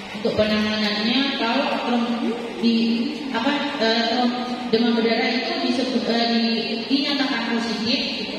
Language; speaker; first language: Indonesian; native; Indonesian